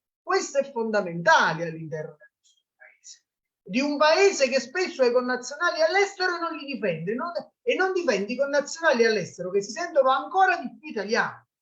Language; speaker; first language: Italian; native; Italian